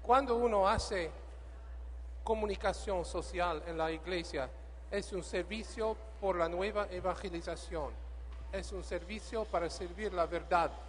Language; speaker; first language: Spanish; non-native, learner; English